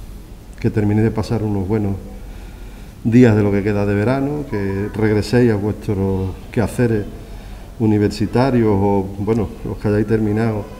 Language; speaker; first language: Spanish; native; Spanish